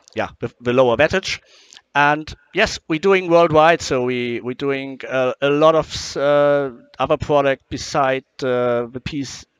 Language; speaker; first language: English; non-native, fluent; German